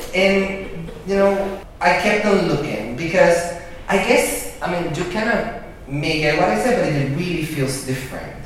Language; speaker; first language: English; early bilingual, other home language; Spanish